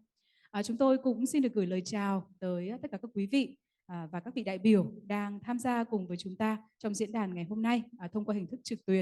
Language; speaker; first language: Vietnamese; native; Vietnamese